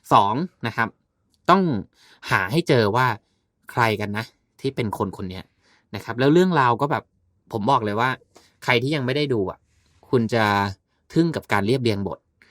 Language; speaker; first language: Thai; native; Thai